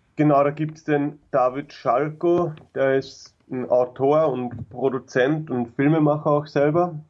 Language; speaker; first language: German; native; German